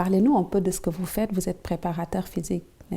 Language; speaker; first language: French; native; French